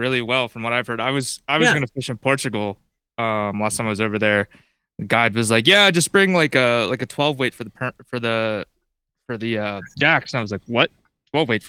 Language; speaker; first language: English; native; English